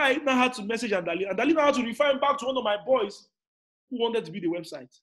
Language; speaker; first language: English; non-native, local second language; Igbo